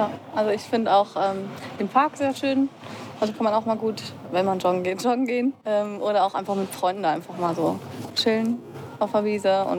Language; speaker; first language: German; native; German